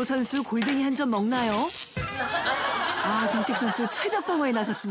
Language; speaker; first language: Korean; native; Korean